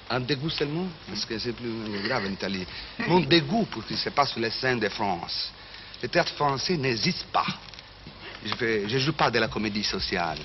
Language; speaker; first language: French; non-native, fluent; Italian